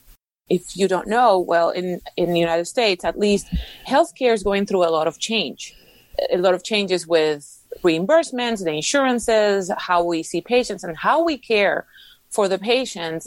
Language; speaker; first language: English; non-native, fluent; Spanish